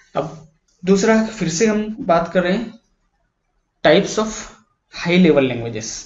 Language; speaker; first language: Hindi; native; Hindi